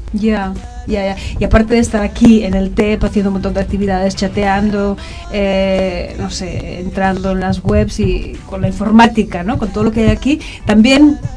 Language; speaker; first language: Spanish; non-native, local second language; Catalan